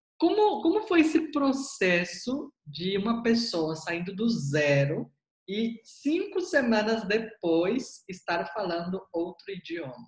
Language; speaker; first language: Portuguese; native; Portuguese